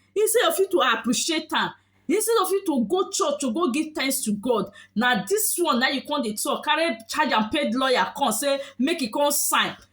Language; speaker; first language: Nigerian Pidgin; native; Nigerian Pidgin